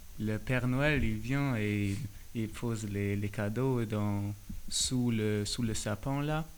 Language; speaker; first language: French; non-native, fluent; German